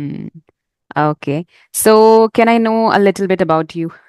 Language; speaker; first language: English; non-native, fluent; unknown